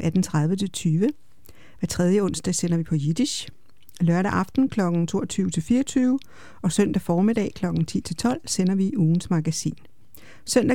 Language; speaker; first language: Danish; native; Danish